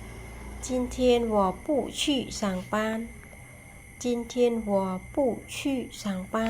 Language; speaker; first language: Chinese; non-native, learner; Khmer